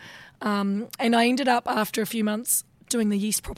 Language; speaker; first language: English; native; English